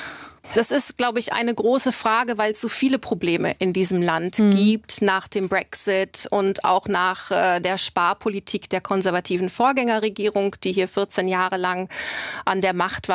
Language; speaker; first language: German; native; German